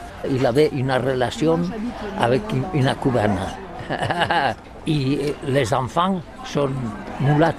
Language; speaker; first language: French; non-native, learner; Catalan